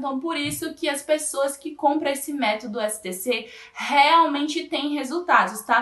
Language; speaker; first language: Portuguese; native; Portuguese